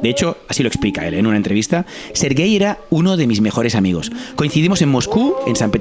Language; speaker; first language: Spanish; non-native, local second language; Catalan